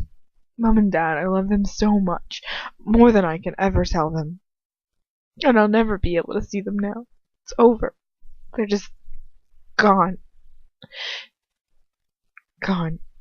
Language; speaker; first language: English; native; English